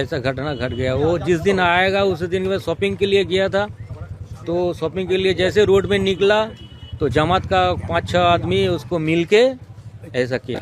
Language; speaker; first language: Hindi; non-native, local second language; Bangla